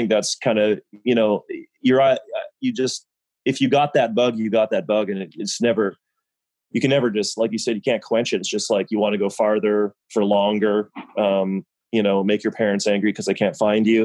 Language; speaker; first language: English; native; English